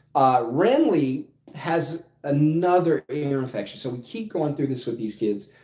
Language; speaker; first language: English; native; English